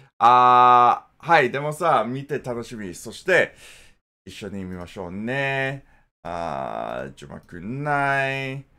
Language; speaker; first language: Japanese; non-native, learner; English